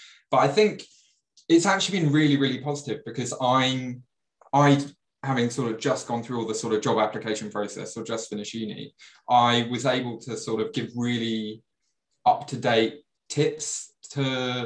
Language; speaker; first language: English; native; English